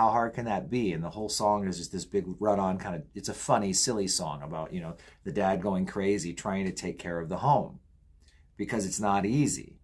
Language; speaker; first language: English; native; English